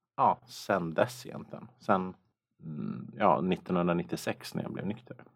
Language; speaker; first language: Swedish; native; Swedish